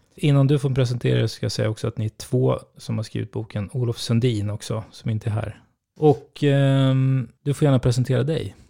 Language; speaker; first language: Swedish; native; Swedish